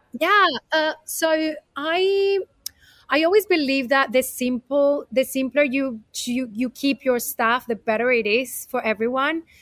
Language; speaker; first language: English; non-native, fluent; Spanish